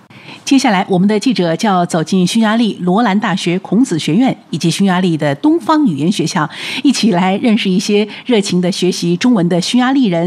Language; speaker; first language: Chinese; native; Chinese